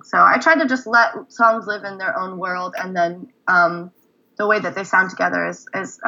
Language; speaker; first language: English; native; English